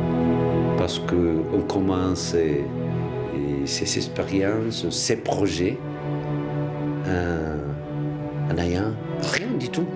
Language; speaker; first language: French; non-native, fluent; Spanish